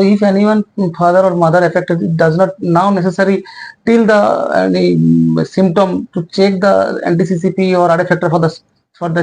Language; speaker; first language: English; non-native, local second language; Bangla